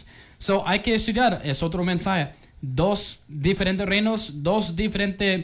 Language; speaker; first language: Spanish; early bilingual, heritage; English